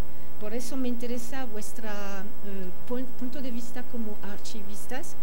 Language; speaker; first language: Spanish; non-native, fluent; French